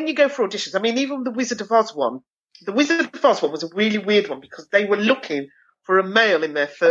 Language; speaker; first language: English; native; English